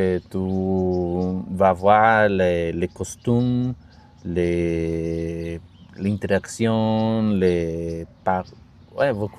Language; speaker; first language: French; non-native, learner; Spanish